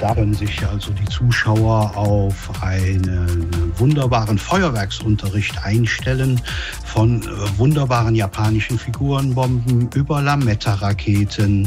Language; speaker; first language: German; native; German